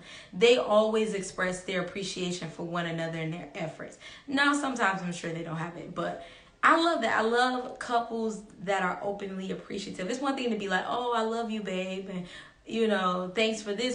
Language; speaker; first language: English; native; English